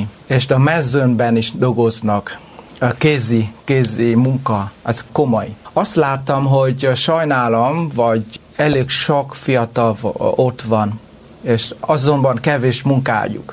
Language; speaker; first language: Hungarian; non-native, learner; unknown